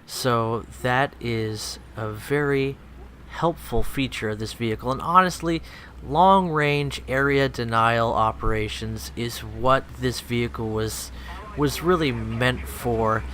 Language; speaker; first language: English; native; English